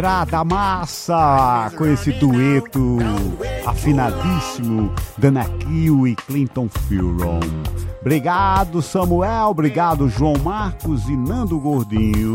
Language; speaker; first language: Portuguese; native; Portuguese